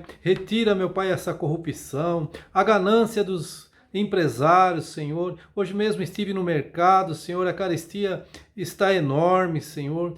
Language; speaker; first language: Portuguese; native; Portuguese